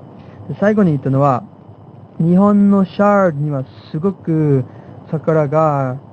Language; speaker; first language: Japanese; non-native, fluent; English